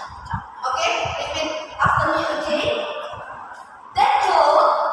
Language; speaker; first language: English; non-native, local second language; Indonesian